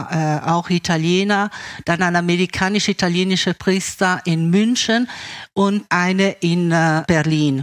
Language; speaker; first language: German; early bilingual, other home language; Italian